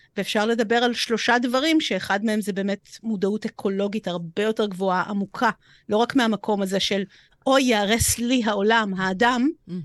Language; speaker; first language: Hebrew; early bilingual, other home language; Romanian